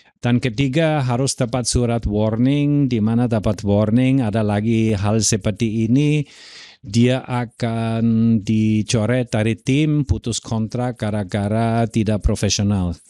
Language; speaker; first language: Indonesian; non-native, fluent; German